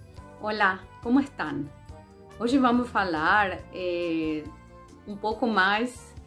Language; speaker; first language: Portuguese; non-native, fluent; Spanish